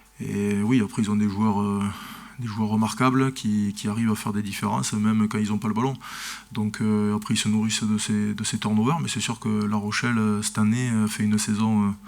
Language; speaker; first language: French; native; French